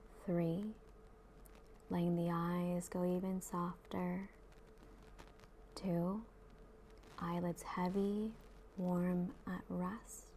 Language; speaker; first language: English; native; English